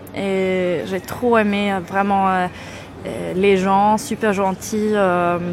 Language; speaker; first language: French; non-native, fluent; Swedish